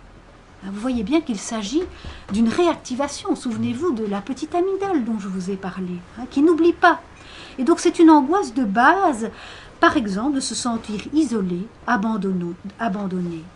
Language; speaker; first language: French; native; French